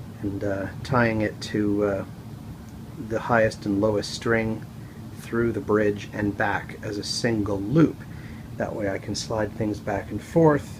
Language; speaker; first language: English; native; English